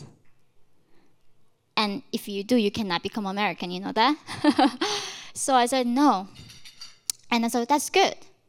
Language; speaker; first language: English; non-native, fluent; Korean